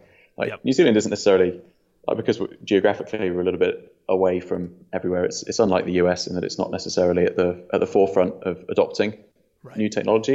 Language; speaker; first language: English; native; English